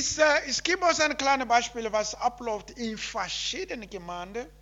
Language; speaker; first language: German; non-native, learner; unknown